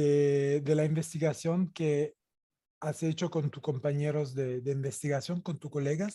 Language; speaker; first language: Spanish; non-native, fluent; Italian